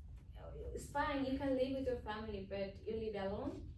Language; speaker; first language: English; non-native, fluent; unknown